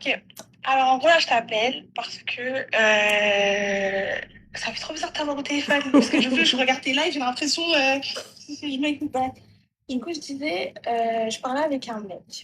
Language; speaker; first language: French; native; French